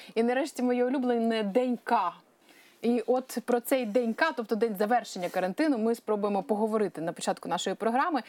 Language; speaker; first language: Ukrainian; native; Ukrainian